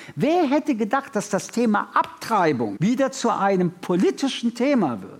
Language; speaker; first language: German; early bilingual, other home language; French